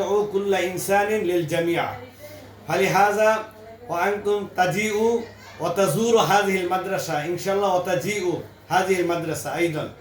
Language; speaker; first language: Arabic; non-native, learner; Bangla